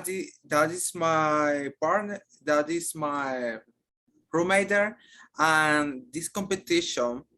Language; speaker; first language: English; non-native, learner; Spanish